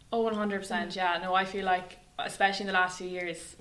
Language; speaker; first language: English; native; English